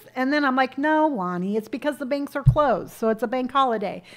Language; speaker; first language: English; native; English